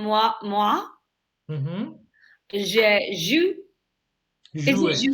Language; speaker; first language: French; non-native, learner; English